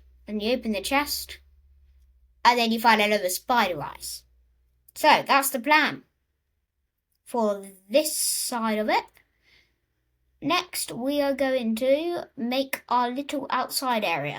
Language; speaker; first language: English; native; English